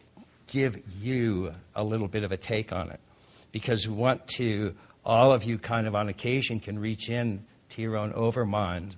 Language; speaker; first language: English; native; English